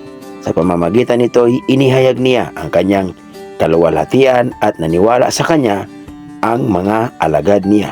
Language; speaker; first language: Filipino; native; Filipino